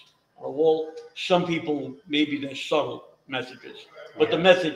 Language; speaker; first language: English; native; English